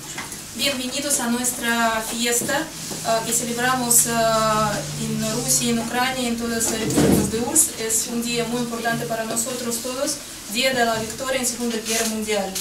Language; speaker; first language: Spanish; non-native, fluent; Russian